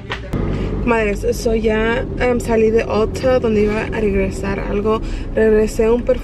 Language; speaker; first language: Spanish; early bilingual, heritage; Spanish